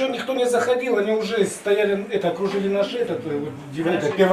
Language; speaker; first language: Russian; native; Russian